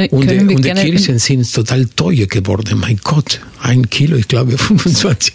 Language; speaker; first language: German; non-native, fluent; Spanish